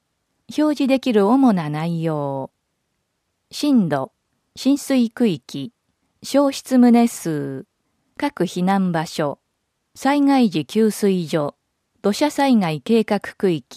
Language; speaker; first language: Japanese; native; Japanese